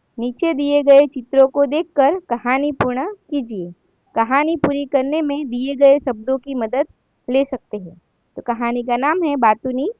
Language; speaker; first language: Hindi; non-native, local second language; Gujarati